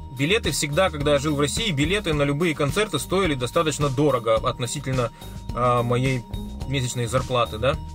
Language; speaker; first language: Russian; native; Russian